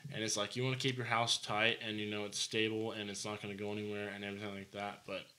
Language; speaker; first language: English; native; English